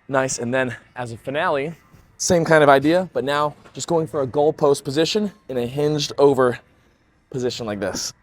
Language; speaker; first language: English; native; English